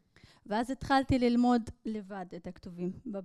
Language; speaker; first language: Hebrew; non-native, local second language; Arabic